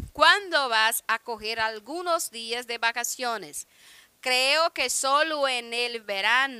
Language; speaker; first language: Spanish; non-native, fluent; Portuguese